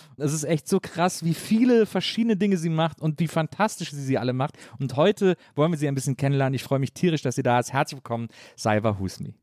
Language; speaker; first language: German; native; German